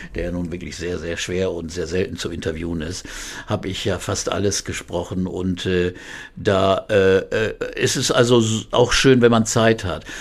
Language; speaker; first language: German; native; German